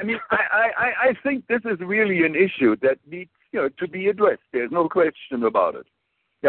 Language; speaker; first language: English; non-native, fluent; German